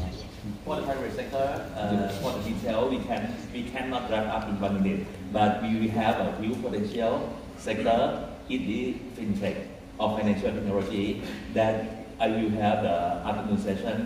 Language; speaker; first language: English; non-native, fluent; Thai